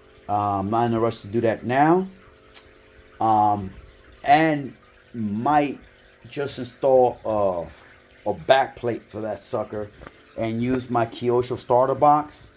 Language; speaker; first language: English; native; English